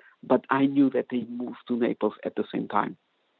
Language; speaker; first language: English; non-native, fluent; Portuguese